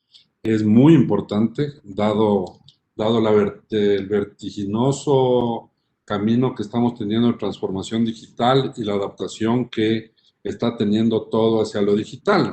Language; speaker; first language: Spanish; native; Spanish